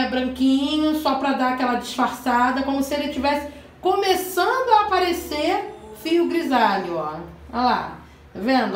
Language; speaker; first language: Portuguese; native; Portuguese